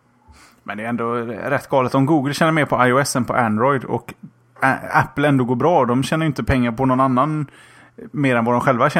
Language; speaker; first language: Swedish; native; Swedish